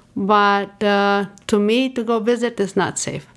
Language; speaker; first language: English; non-native, fluent; Persian